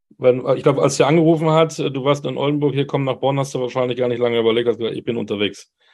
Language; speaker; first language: German; native; German